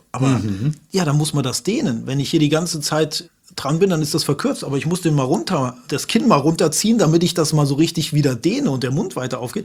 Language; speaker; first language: German; native; German